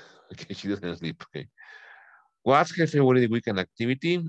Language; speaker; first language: English; non-native, fluent; Spanish